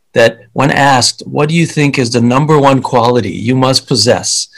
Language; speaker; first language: English; early bilingual, other home language; Hungarian